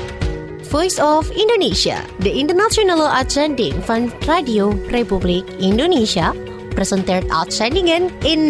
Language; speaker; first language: Dutch; non-native, learner; Indonesian